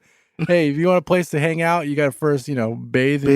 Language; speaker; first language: English; native; English